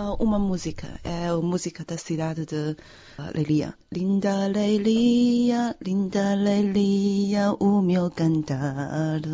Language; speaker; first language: Portuguese; non-native, fluent; Chinese